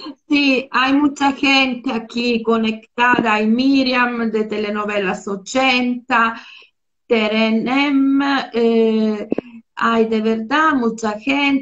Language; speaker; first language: Spanish; non-native, fluent; Italian